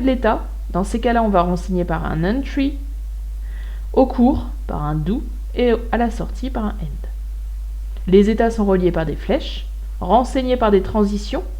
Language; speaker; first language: French; native; French